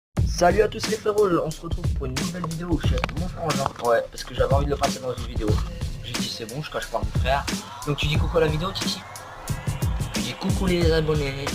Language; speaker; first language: French; native; French